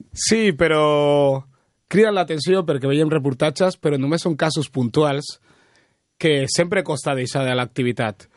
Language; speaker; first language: Catalan; early bilingual, other home language; Spanish